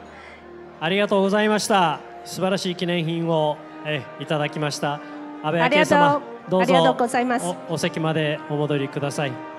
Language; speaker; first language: Japanese; native; Japanese